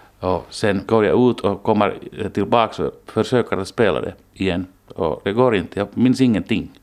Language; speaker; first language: Swedish; non-native, local second language; Finnish